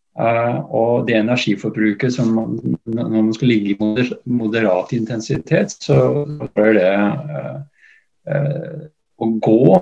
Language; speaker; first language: Norwegian; native; Norwegian